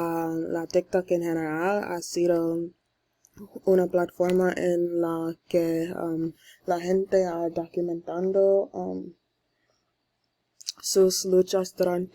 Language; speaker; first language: Spanish; non-native, learner; English